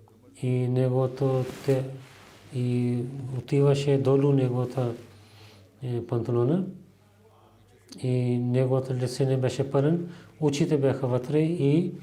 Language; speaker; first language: Bulgarian; non-native, learner; Urdu